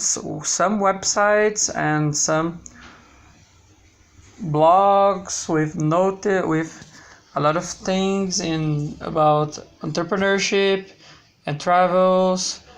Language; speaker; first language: English; non-native, learner; Portuguese